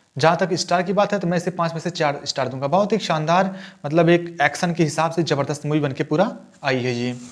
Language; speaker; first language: Hindi; native; Hindi